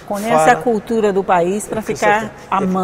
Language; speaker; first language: Spanish; non-native, learner; Portuguese